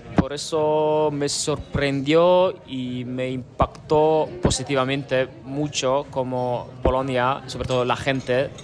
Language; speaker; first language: Spanish; non-native, fluent; Ukrainian